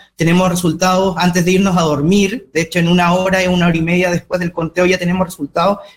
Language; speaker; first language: Spanish; native; Spanish